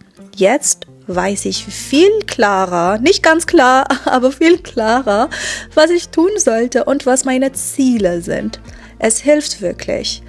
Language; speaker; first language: German; non-native, fluent; Persian